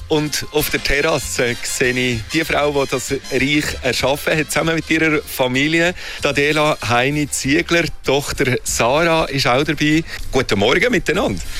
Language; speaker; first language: German; native; German